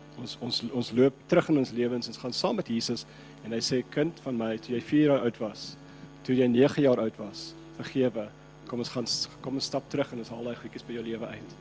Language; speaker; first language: Afrikaans; non-native, local second language; English